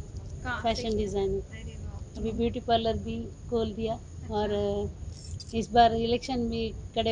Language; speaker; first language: Hindi; non-native, local second language; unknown